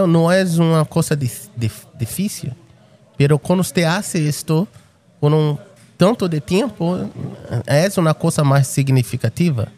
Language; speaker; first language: Spanish; non-native, fluent; Portuguese